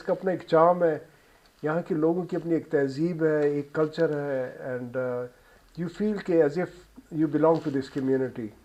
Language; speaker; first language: Urdu; non-native, local second language; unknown